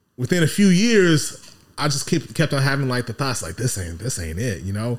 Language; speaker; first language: English; early bilingual, other home language; Yoruba